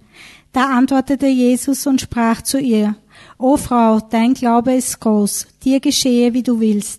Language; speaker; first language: German; native; German